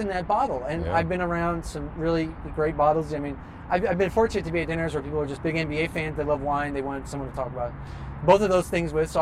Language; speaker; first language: English; native; English